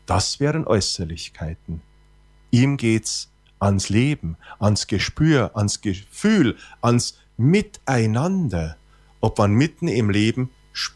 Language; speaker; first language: German; native; German